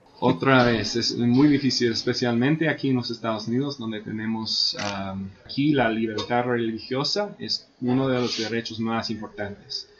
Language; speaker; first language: Spanish; non-native, fluent; English